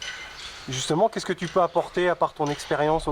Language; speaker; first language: French; native; French